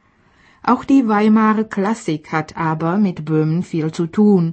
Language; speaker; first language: German; native; German